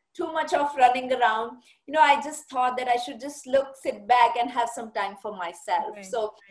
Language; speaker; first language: English; non-native, local second language; Punjabi